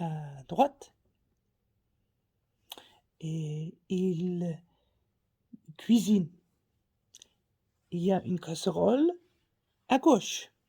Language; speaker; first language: French; non-native, learner; Faroese